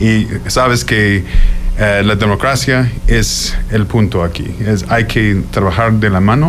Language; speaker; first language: Spanish; non-native, fluent; English